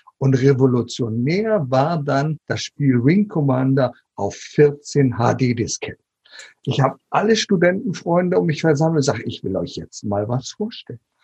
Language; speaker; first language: German; native; German